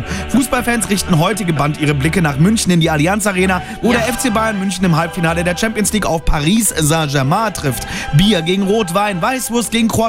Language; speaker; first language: German; native; German